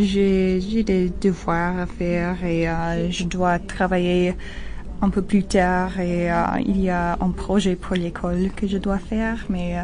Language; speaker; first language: French; non-native, learner; English